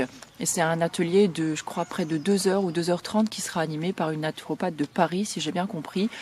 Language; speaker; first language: French; native; French